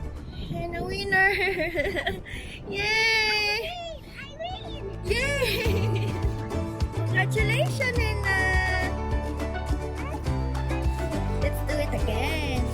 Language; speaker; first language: English; non-native, learner; Filipino